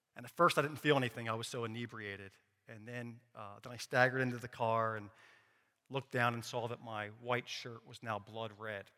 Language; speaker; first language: English; native; English